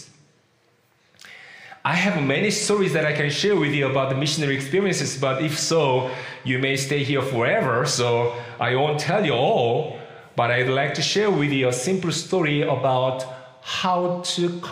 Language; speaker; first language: English; non-native, fluent; Korean